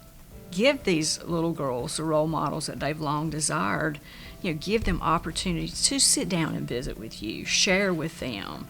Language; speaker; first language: English; native; English